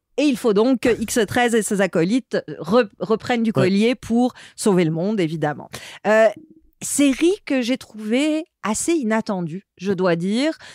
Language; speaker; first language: French; native; French